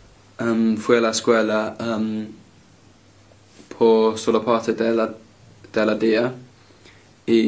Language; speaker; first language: Spanish; non-native, learner; English